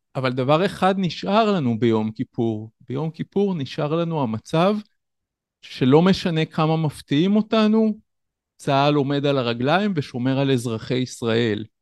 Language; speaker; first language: Hebrew; native; Hebrew